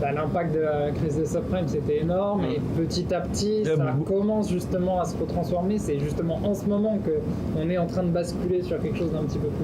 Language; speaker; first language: French; native; French